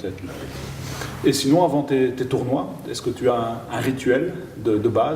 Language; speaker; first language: French; native; French